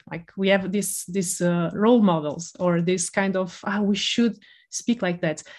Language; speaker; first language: English; non-native, fluent; Spanish